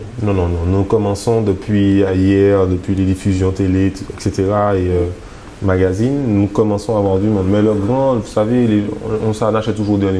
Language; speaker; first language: French; native; French